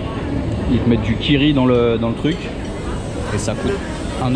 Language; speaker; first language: French; native; French